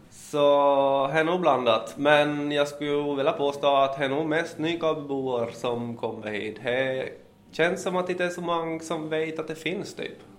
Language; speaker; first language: Swedish; native; Swedish